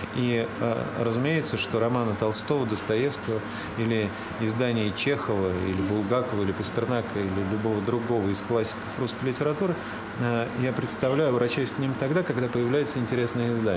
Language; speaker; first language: Russian; native; Russian